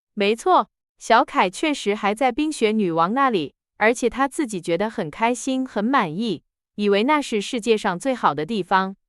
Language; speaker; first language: Chinese; native; Chinese